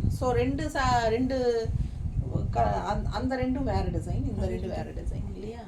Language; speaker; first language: Tamil; native; Tamil